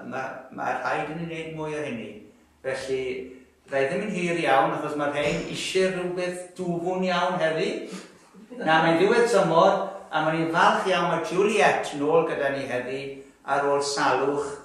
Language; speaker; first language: Welsh; native; Welsh